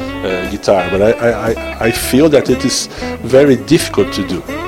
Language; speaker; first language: English; non-native, learner; Portuguese